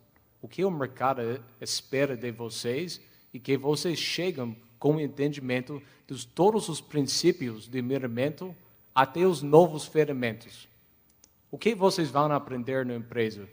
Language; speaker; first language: Portuguese; non-native, fluent; English